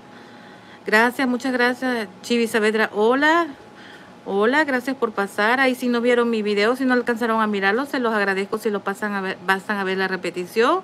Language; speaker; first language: Spanish; native; Spanish